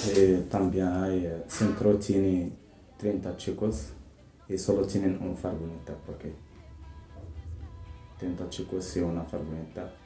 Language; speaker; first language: Spanish; non-native, learner; Arabic